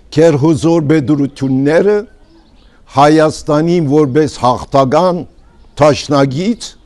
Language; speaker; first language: Armenian; early bilingual, heritage; Armenian